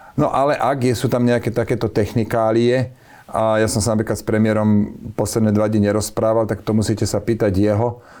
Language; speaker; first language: Slovak; native; Slovak